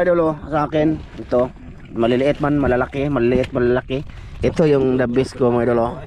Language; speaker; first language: Filipino; non-native, local second language; Cebuano